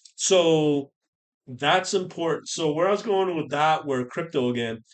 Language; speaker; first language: English; native; English